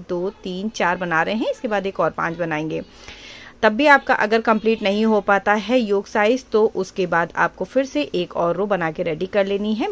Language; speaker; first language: Hindi; native; Hindi